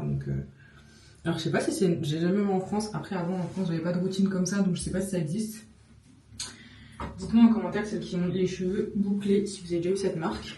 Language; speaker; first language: French; native; French